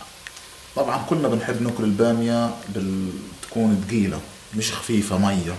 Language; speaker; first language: Arabic; native; Arabic